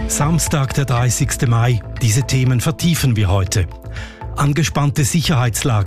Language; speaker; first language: German; native; German